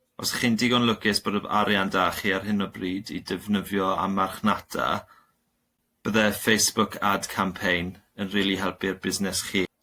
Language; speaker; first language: Welsh; non-native, local second language; English